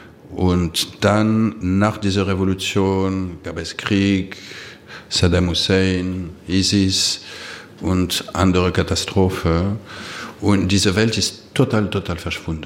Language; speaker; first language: German; non-native, fluent; French